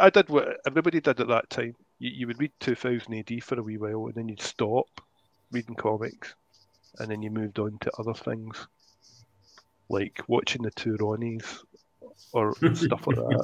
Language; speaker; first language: English; native; English